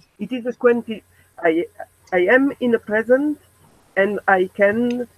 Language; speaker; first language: English; non-native, learner; French